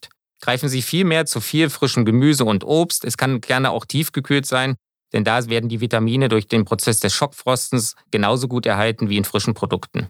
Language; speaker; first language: German; native; German